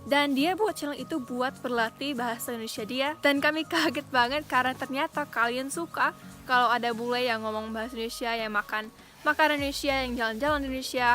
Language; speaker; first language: Indonesian; non-native, fluent; English